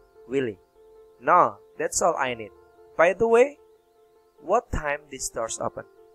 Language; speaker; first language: English; non-native, fluent; Indonesian